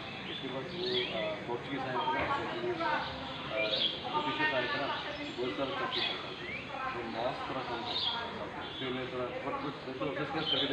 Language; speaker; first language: Hindi; non-native, learner; Bangla